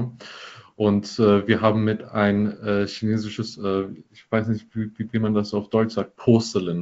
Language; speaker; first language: German; non-native, fluent; English